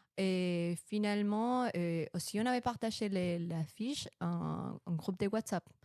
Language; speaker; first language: French; non-native, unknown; Spanish